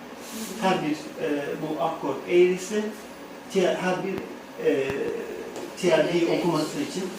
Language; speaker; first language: Turkish; native; Turkish